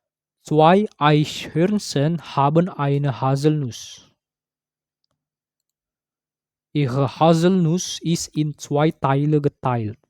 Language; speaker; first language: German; non-native, fluent; Indonesian